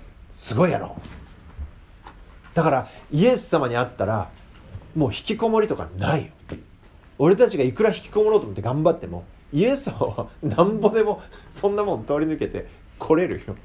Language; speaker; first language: Japanese; native; Japanese